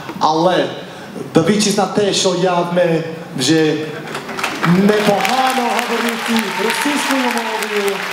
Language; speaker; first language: Ukrainian; non-native, learner; English